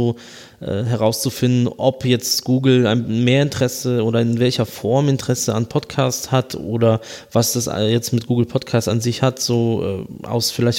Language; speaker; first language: German; native; German